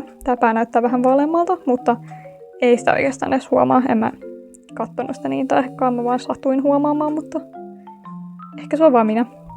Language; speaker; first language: Finnish; native; Finnish